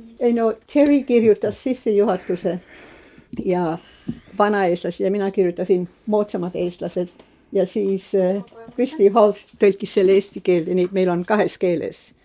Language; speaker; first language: Estonian; early bilingual, heritage; Estonian